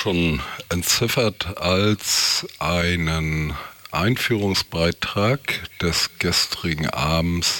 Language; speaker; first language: German; native; German